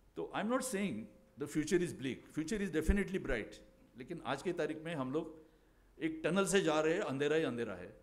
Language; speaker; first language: Hindi; non-native, local second language; Marathi